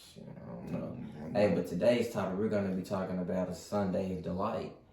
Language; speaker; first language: English; native; English